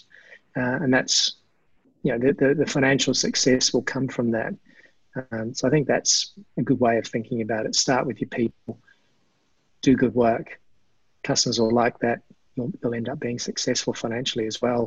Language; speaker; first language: English; native; English